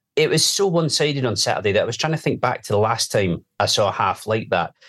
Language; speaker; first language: English; native; English